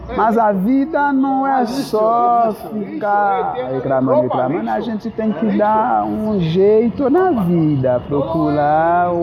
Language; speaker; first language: Portuguese; non-native, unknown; Haitian Creole